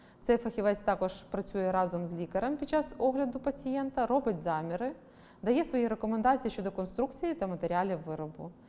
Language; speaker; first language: Ukrainian; native; Ukrainian